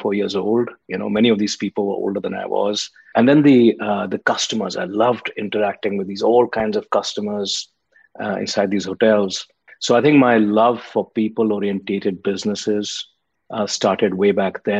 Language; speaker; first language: English; non-native, local second language; Hindi